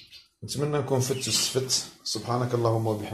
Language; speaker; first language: Arabic; native; Arabic